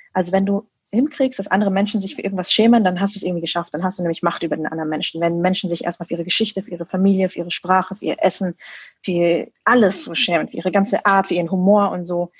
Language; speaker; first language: German; early bilingual, other home language; Vietnamese